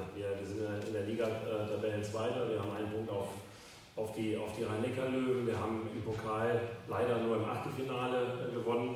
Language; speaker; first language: German; native; German